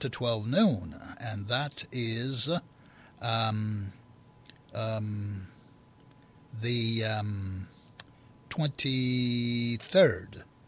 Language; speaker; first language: English; early bilingual, other home language; French